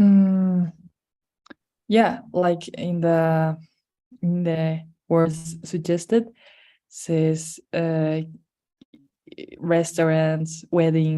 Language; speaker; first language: English; non-native, fluent; Spanish